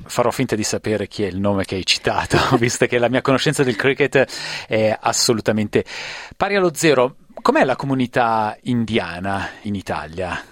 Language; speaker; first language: Italian; native; Italian